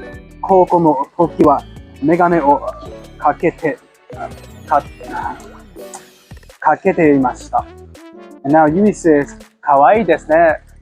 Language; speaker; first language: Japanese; non-native, learner; English